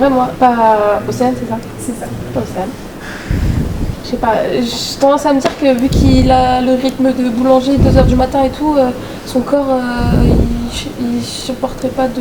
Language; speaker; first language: French; native; French